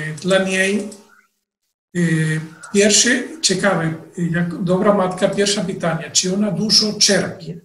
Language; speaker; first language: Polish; non-native, learner; Spanish